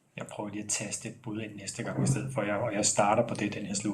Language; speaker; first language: Danish; native; Danish